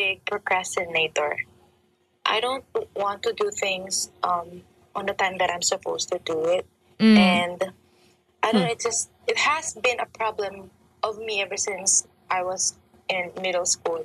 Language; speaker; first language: English; non-native, local second language; Filipino